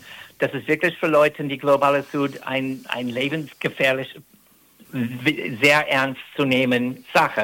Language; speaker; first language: German; non-native, fluent; English